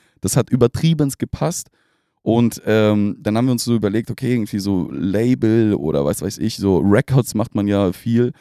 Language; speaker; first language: German; non-native, fluent; Russian